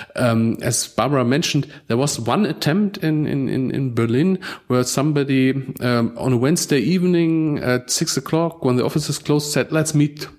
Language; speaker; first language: English; non-native, fluent; German